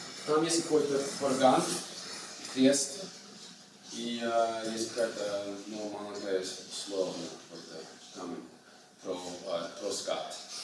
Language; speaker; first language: Russian; non-native, learner; English